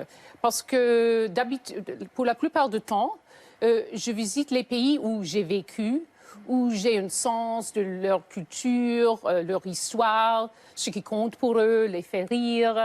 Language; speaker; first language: French; native; French